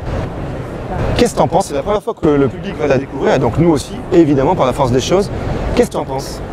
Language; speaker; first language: French; native; French